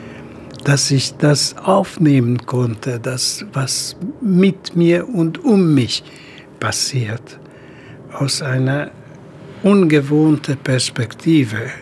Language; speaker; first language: German; non-native, fluent; Hungarian